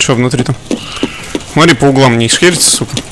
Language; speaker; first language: Russian; native; Russian